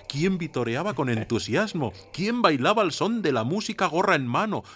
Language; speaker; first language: Spanish; native; Spanish